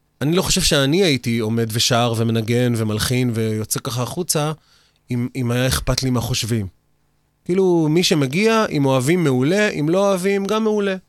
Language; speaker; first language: Hebrew; native; Hebrew